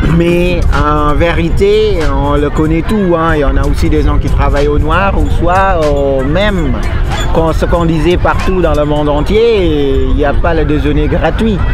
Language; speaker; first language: French; non-native, fluent; Balinese